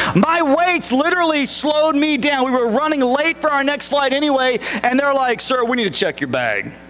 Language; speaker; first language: English; native; English